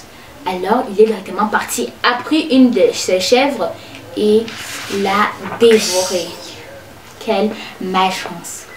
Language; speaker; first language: French; non-native, local second language; Kinyarwanda